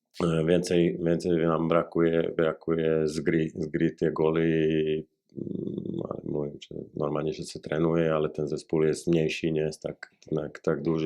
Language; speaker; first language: Polish; non-native, learner; Slovak